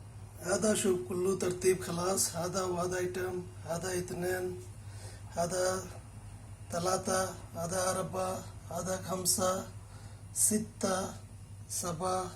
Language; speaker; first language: Arabic; non-native, learner; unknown